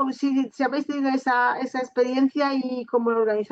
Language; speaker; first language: Spanish; non-native, fluent; Polish